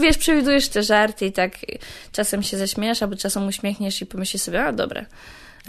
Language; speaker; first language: Polish; native; Polish